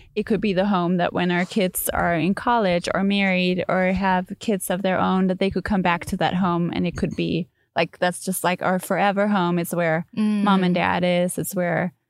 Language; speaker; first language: English; non-native, fluent; Danish